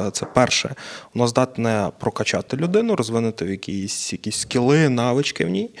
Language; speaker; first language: Ukrainian; native; Ukrainian